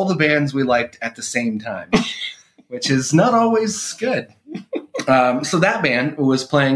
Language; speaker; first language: English; native; English